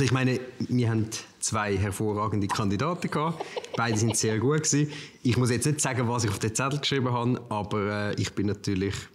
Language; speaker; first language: German; native; German